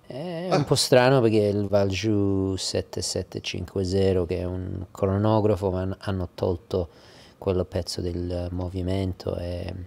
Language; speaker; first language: Italian; early bilingual, heritage; English